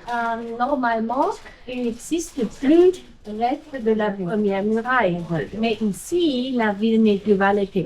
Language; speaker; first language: French; non-native, fluent; German